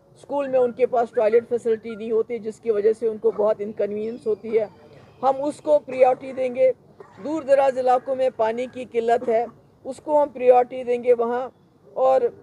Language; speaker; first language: Urdu; non-native, local second language; Kashmiri